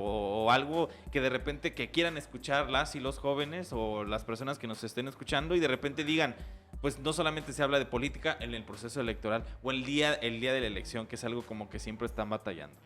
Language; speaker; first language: Spanish; native; Spanish